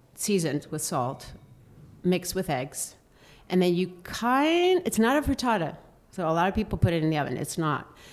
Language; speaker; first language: English; non-native, fluent; Spanish